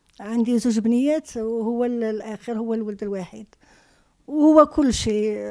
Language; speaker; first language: Arabic; native; Arabic